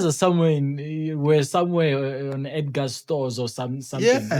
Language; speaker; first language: English; non-native, local second language; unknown